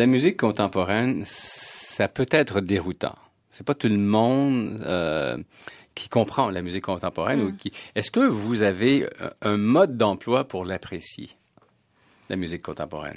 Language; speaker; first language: French; native; French